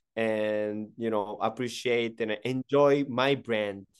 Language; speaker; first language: English; non-native, fluent; Japanese